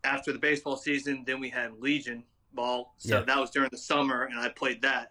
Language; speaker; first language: English; native; English